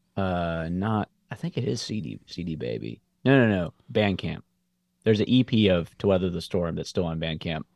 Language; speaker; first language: English; native; English